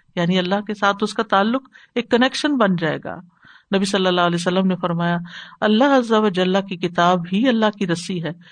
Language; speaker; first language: Urdu; native; Urdu